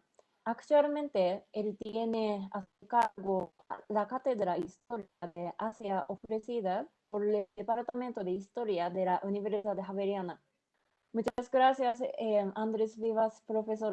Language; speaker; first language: Spanish; non-native, fluent; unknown